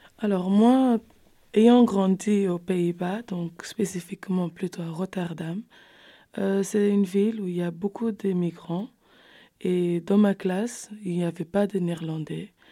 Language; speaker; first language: French; non-native, fluent; Kabuverdianu